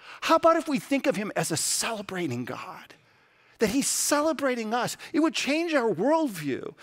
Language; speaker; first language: English; native; English